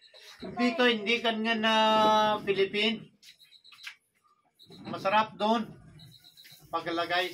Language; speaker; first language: Filipino; non-native, learner; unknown